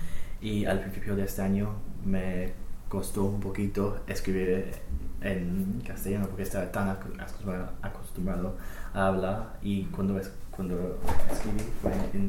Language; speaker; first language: Spanish; non-native, fluent; English